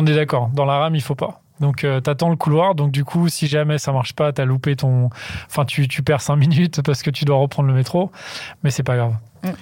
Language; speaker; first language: French; native; French